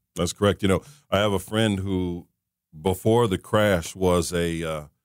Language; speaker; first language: English; native; English